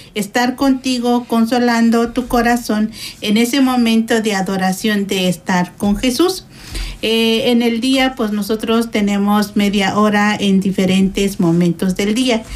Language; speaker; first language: Spanish; native; Spanish